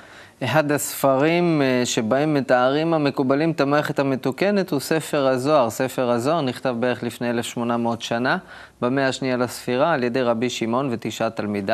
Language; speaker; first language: Hebrew; native; Hebrew